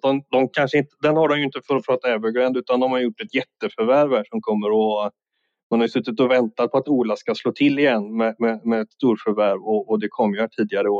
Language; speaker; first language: Swedish; native; Swedish